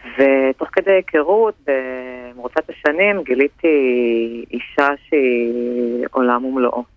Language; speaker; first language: Hebrew; native; Hebrew